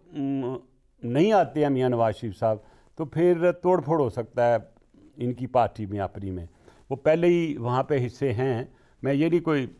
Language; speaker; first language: Urdu; non-native, local second language; Punjabi